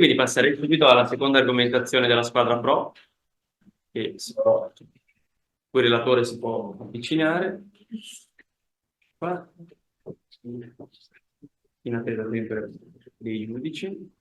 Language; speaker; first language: Italian; native; Italian